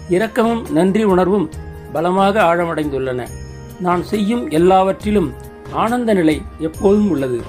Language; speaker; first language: Tamil; native; Tamil